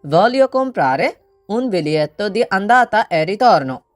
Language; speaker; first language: Italian; non-native, learner; Bangla